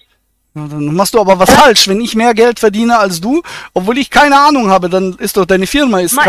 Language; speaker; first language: German; native; German